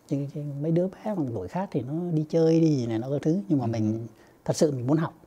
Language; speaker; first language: Vietnamese; native; Vietnamese